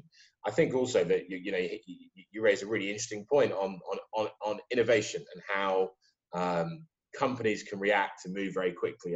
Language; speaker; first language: English; native; English